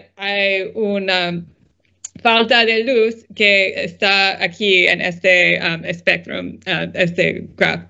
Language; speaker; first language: Spanish; non-native, fluent; English